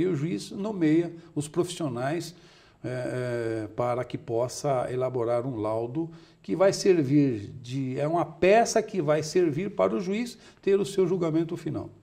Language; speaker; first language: Portuguese; native; Portuguese